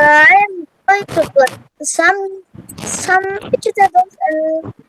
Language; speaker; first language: English; non-native, learner; Indonesian